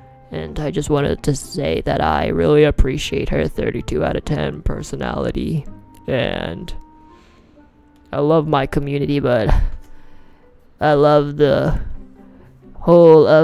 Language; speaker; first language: English; native; English